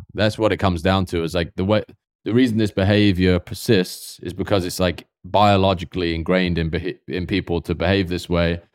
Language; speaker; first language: English; native; English